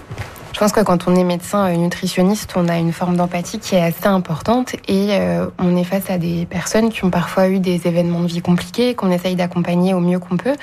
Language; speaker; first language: French; native; French